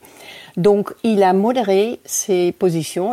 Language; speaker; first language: French; non-native, fluent; Dutch